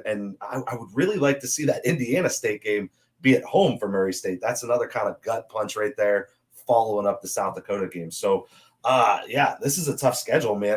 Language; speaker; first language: English; native; English